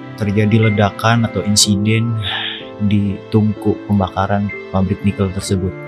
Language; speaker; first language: Indonesian; native; Indonesian